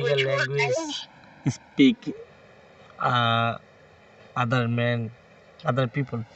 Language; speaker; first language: English; non-native, learner; Bangla